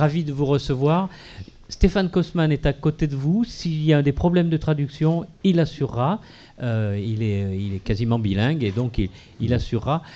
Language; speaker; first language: French; native; French